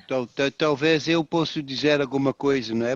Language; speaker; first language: Portuguese; non-native, fluent; Dutch